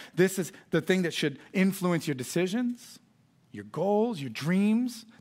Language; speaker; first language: English; native; English